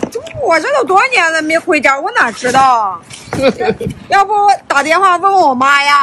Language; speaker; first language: Chinese; non-native, fluent; Russian